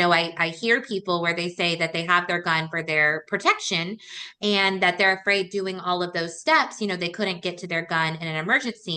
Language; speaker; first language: English; native; English